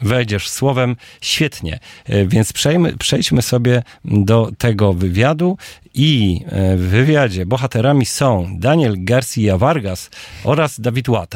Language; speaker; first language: Polish; native; Polish